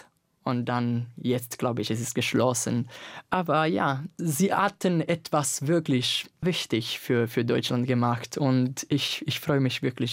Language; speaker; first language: German; non-native, learner; Italian